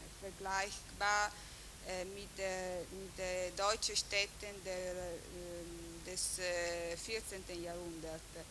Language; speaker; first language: German; non-native, fluent; Italian